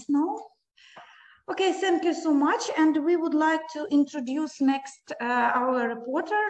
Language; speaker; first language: English; non-native, learner; Ukrainian